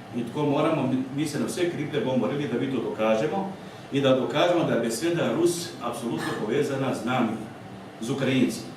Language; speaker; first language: Slovenian; non-native, fluent; Ukrainian